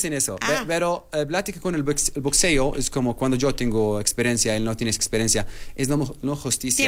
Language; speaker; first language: Spanish; non-native, learner; Arabic